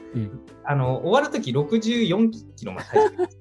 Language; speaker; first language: Japanese; native; Japanese